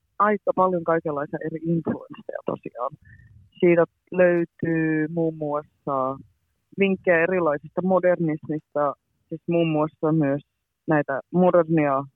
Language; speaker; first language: Finnish; early bilingual, heritage; English